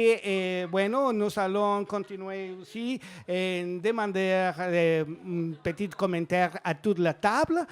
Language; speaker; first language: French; non-native, fluent; Spanish